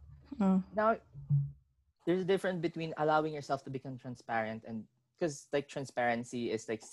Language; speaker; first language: English; non-native, local second language; Filipino